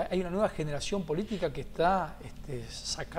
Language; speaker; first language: Spanish; native; Spanish